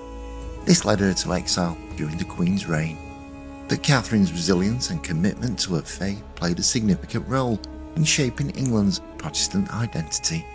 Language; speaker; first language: English; native; English